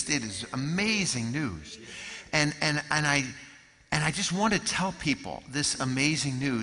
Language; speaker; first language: English; native; English